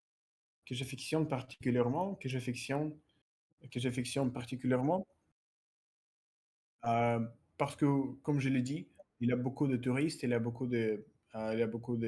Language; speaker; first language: French; non-native, learner; Russian